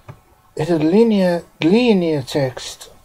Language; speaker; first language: Russian; non-native, learner; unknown